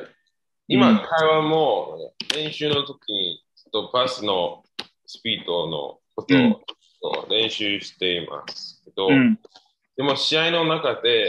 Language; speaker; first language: Japanese; non-native, learner; Chinese